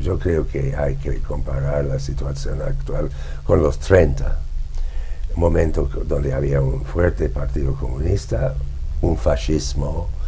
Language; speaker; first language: Spanish; non-native, fluent; English